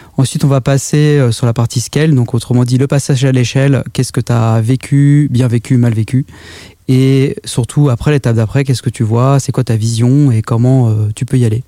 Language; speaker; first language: French; native; French